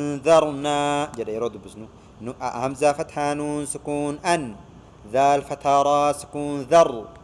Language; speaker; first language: Arabic; non-native, fluent; Oromo